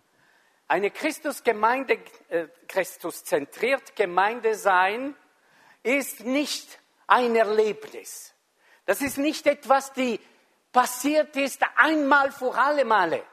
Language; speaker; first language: German; non-native, fluent; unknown